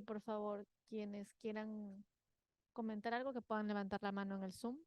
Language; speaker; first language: Spanish; native; Spanish